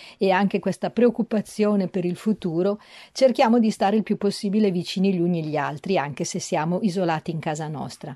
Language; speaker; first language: Italian; native; Italian